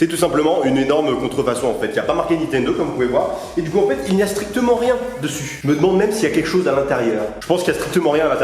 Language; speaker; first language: French; native; French